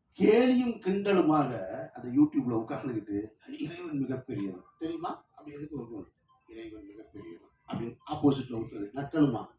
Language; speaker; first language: Tamil; native; Tamil